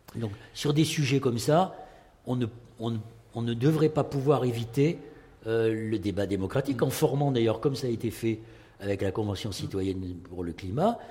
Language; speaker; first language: French; native; French